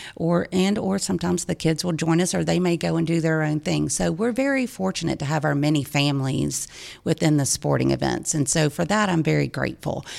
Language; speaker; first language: English; native; English